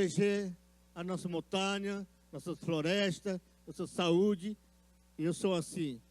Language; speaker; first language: Portuguese; non-native, local second language; Yanomámi